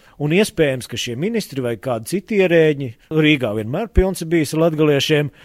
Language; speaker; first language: Latvian; native; Latvian